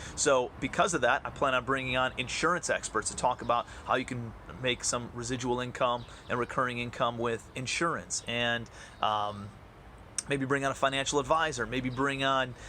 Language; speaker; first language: English; native; English